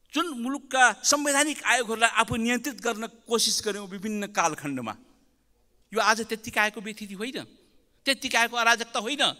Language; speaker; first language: Nepali; native; Nepali